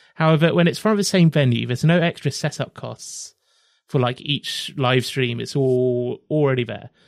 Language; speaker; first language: English; native; English